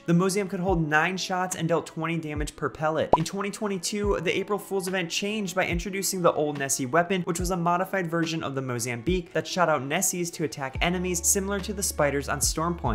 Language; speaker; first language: English; native; English